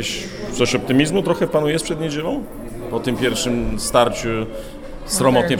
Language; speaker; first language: Polish; native; Polish